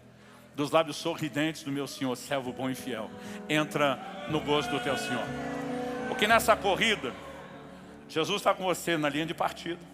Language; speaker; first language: Portuguese; native; Portuguese